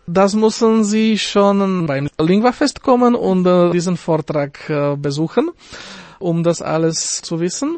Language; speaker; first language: German; non-native, fluent; Slovak